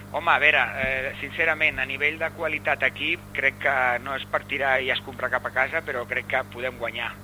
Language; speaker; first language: Catalan; non-native, local second language; Spanish